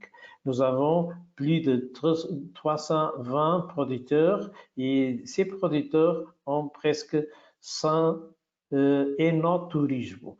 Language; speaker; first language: French; non-native, fluent; Portuguese